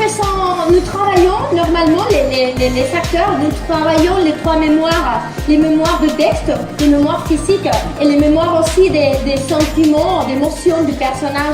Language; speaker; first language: French; non-native, fluent; Spanish